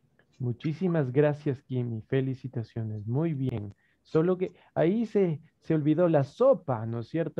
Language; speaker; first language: Spanish; native; Spanish